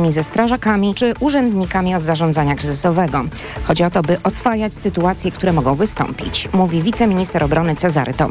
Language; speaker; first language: Polish; native; Polish